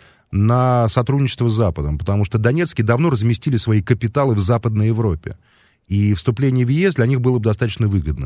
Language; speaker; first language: Russian; native; Russian